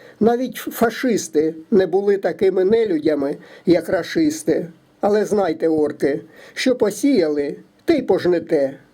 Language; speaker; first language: Ukrainian; native; Ukrainian